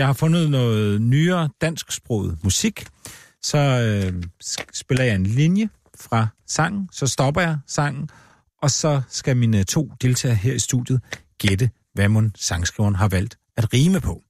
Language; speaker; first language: Danish; native; Danish